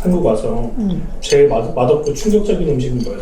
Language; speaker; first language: Korean; native; Korean